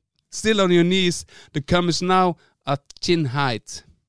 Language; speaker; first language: English; non-native, fluent; Norwegian